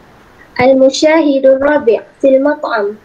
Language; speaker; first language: Arabic; non-native, learner; Malay